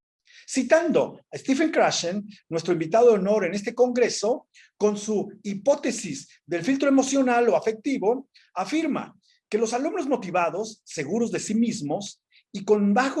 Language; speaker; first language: Spanish; native; Spanish